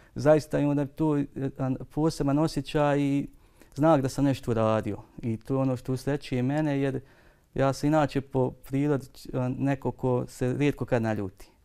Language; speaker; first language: Bosnian; native; Bosnian